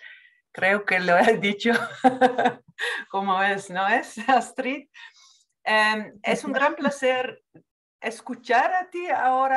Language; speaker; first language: Spanish; non-native, fluent; Dutch